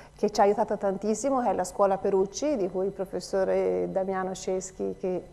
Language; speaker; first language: Italian; native; Italian